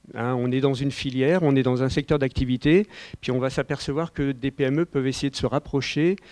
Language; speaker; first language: French; native; French